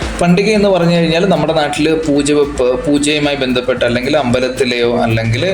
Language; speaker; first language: Malayalam; native; Malayalam